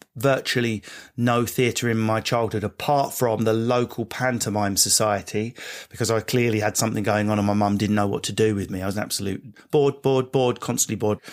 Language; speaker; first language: English; native; English